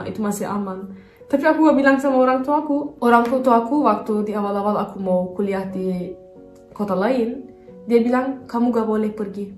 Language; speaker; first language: Indonesian; non-native, fluent; Turkish